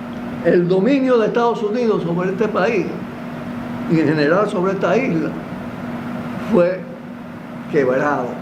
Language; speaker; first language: Spanish; native; Spanish